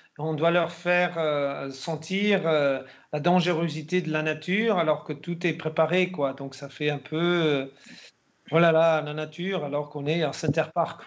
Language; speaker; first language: French; non-native, fluent; German